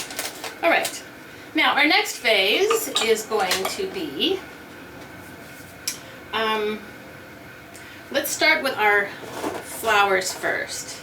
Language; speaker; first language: English; native; English